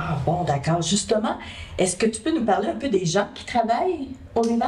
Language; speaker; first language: French; native; French